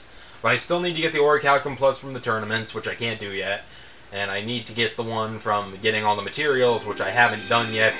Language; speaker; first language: English; native; English